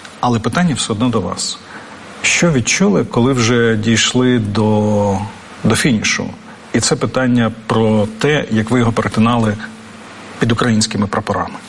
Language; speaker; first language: Ukrainian; native; Ukrainian